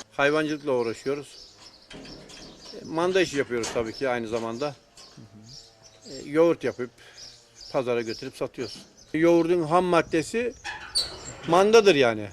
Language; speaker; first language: Turkish; native; Turkish